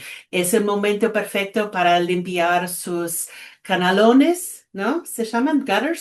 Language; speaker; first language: Spanish; non-native, fluent; English